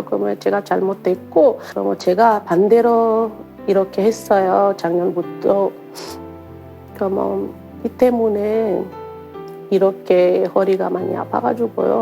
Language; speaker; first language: Korean; non-native, learner; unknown